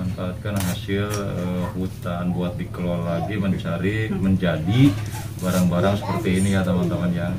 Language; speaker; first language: Indonesian; native; Indonesian